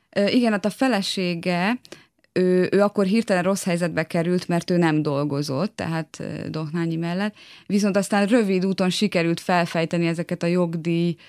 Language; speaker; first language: Hungarian; native; Hungarian